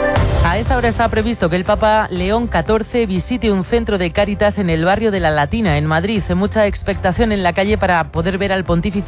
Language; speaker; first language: Spanish; native; Spanish